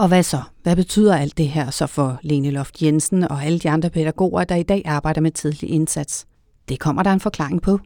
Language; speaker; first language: Danish; native; Danish